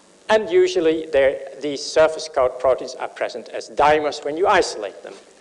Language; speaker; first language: English; non-native, fluent; Dutch